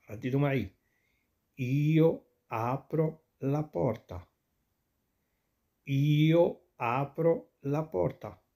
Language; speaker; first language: Italian; non-native, fluent; Arabic